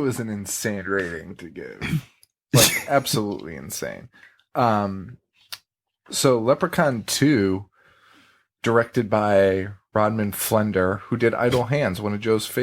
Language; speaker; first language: English; native; English